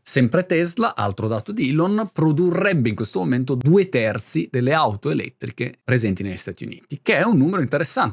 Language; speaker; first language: Italian; native; Italian